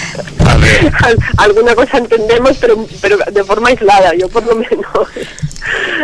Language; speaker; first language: Spanish; native; Spanish